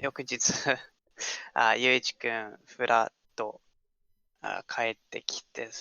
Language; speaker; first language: Japanese; non-native, learner; English